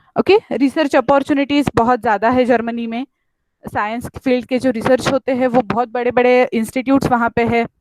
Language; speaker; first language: Hindi; non-native, local second language; Marathi